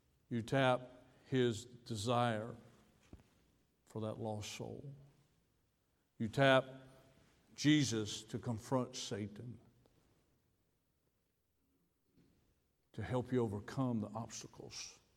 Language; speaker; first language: English; native; English